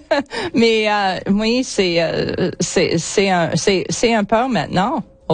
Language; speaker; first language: French; non-native, learner; English